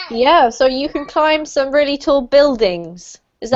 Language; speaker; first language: English; native; English